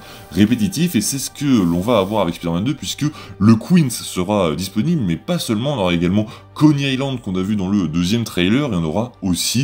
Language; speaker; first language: French; native; French